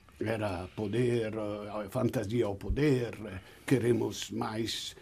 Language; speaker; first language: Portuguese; non-native, fluent; Italian